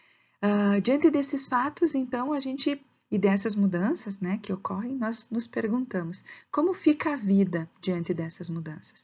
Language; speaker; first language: Portuguese; native; Portuguese